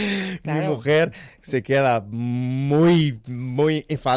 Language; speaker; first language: Spanish; non-native, learner; Portuguese